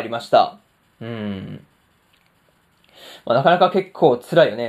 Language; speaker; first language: Japanese; native; Japanese